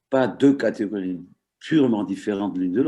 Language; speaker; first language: French; non-native, fluent; Turkish